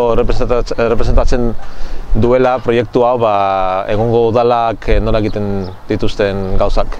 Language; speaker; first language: Basque; non-native, local second language; Spanish